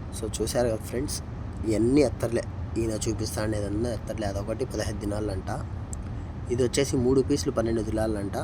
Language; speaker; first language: Telugu; non-native, local second language; Hindi